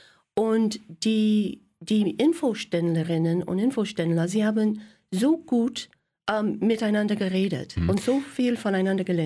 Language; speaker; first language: German; non-native, fluent; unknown